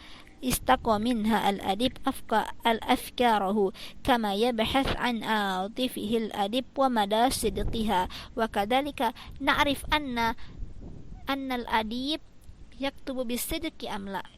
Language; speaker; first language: Arabic; non-native, fluent; Indonesian